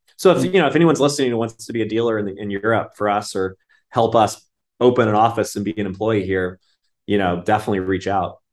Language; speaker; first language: English; native; English